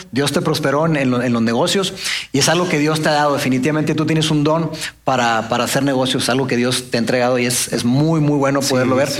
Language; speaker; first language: Spanish; native; Spanish